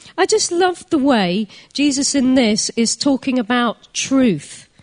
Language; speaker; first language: English; native; English